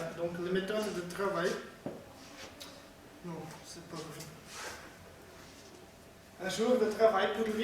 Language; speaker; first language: French; non-native, learner; Dutch